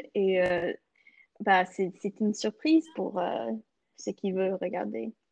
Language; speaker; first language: French; non-native, local second language; English